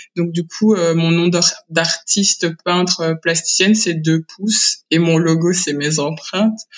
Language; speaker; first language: French; early bilingual, other home language; Kinyarwanda